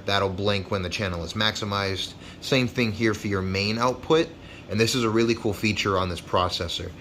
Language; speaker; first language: English; native; English